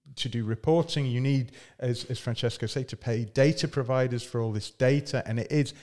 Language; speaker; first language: English; native; English